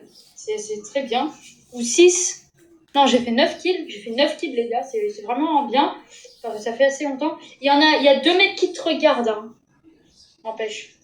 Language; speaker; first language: French; native; French